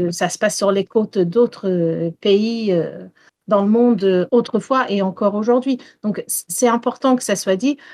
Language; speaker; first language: French; early bilingual, heritage; French